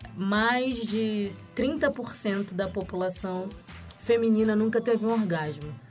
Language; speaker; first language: Portuguese; native; Portuguese